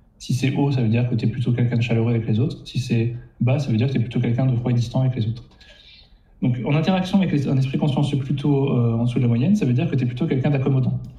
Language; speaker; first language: French; native; French